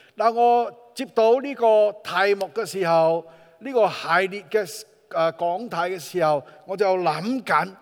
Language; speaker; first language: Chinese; non-native, local second language; Min Nan Chinese